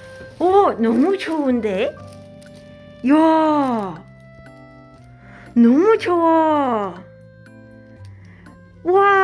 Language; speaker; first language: Korean; non-native, learner; Cantonese